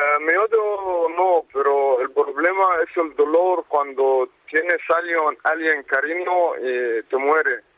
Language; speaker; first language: Spanish; non-native, learner; Arabic